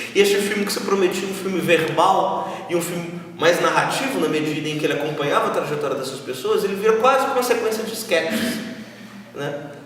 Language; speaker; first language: Portuguese; native; Portuguese